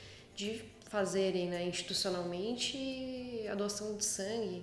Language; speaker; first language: Portuguese; native; Portuguese